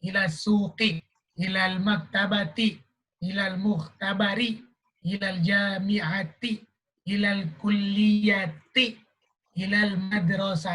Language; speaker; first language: Indonesian; native; Indonesian